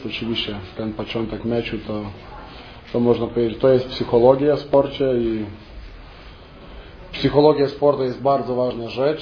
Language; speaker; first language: Polish; non-native, fluent; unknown